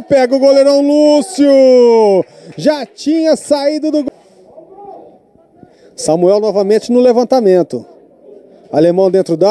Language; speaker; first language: Portuguese; native; Portuguese